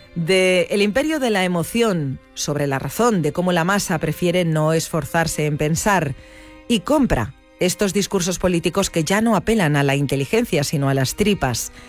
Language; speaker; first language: Spanish; native; Spanish